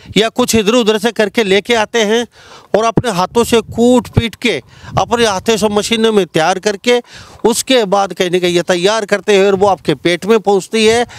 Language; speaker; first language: Hindi; native; Hindi